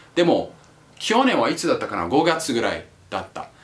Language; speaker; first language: Japanese; non-native, learner; English